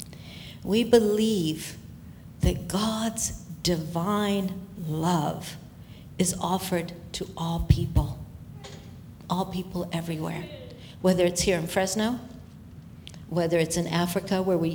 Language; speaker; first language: English; native; English